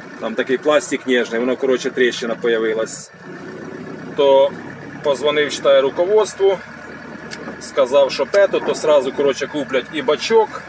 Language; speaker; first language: Ukrainian; non-native, local second language; Russian